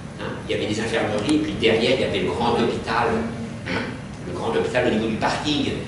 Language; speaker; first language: French; native; French